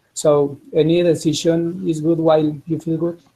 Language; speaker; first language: English; non-native, learner; Spanish